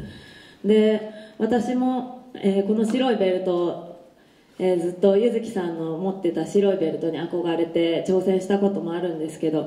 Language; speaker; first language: Japanese; native; Japanese